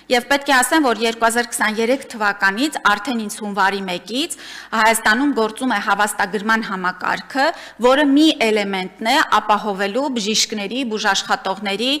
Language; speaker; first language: Armenian; native; Armenian